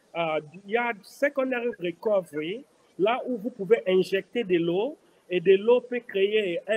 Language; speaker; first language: French; non-native, local second language; Lingala